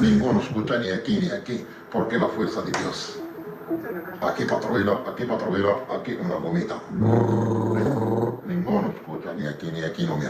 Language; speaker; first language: Spanish; non-native, learner; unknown